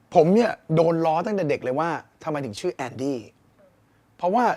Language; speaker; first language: Thai; native; Thai